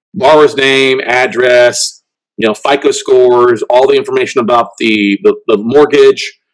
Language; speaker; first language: English; native; English